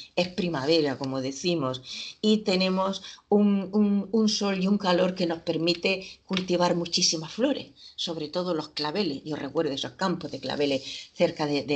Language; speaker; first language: Spanish; native; Spanish